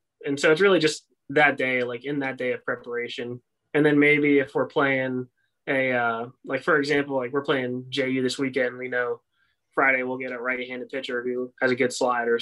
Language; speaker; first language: English; native; English